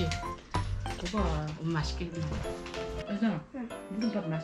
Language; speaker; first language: Korean; non-native, fluent; Uzbek